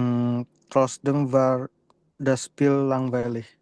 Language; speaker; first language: German; non-native, learner; Indonesian